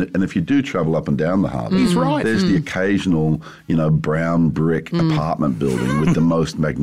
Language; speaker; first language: English; native; English